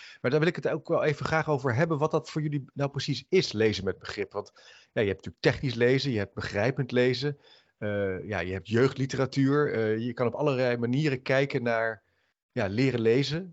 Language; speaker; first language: Dutch; native; Dutch